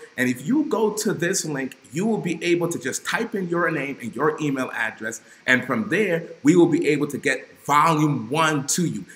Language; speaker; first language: English; native; English